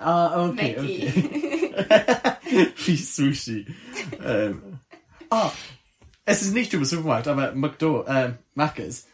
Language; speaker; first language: German; non-native, learner; English